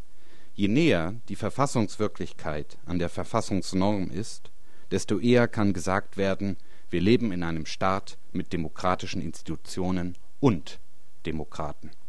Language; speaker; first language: German; native; German